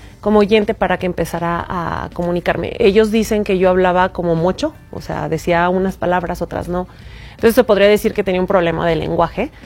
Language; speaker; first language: Spanish; non-native, local second language; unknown